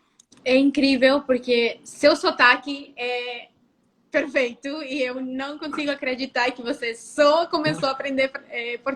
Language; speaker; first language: Portuguese; non-native, fluent; Spanish